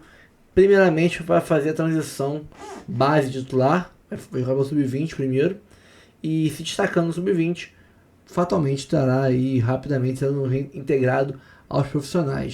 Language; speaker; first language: Portuguese; native; Portuguese